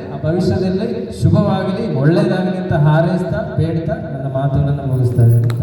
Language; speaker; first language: Kannada; non-native, local second language; Malayalam